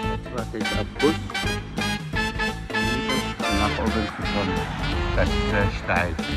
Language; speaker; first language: German; non-native, fluent; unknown